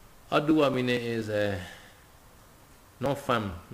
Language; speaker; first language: English; non-native, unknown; Burmese